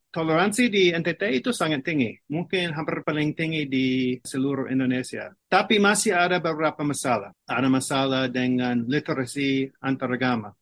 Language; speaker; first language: Malay; non-native, fluent; English